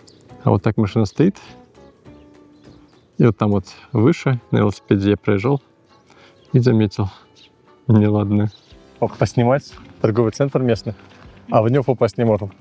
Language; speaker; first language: Russian; native; Russian